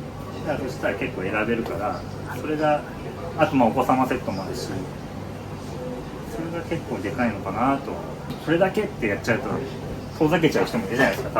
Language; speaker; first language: Japanese; native; Japanese